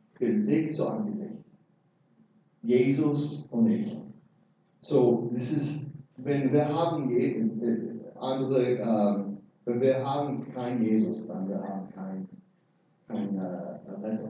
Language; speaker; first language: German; non-native, learner; English